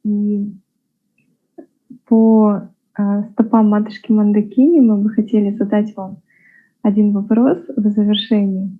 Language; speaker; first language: Russian; native; Russian